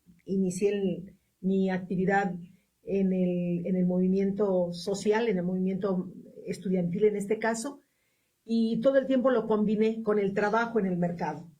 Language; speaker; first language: Spanish; native; Spanish